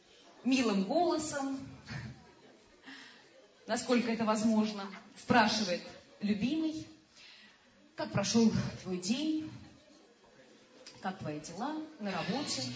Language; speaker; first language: Russian; native; Russian